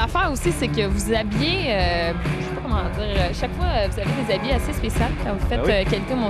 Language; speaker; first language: French; native; French